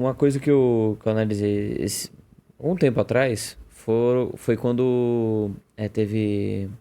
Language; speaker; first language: Portuguese; native; Portuguese